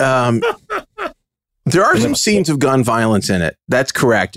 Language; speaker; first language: English; native; English